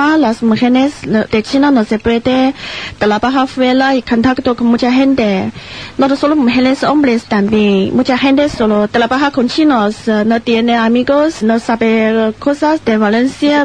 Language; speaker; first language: Spanish; non-native, learner; Chinese